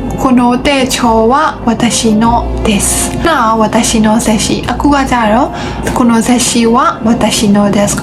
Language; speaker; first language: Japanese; non-native, fluent; Burmese